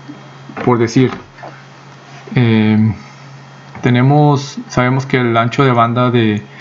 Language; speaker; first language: Spanish; native; Spanish